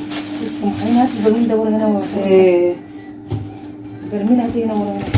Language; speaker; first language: Arabic; native; Arabic